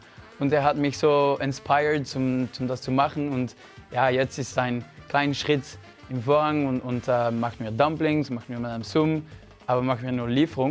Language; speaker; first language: German; non-native, fluent; French